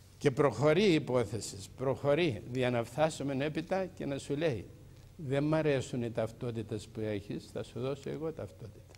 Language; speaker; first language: Greek; native; Greek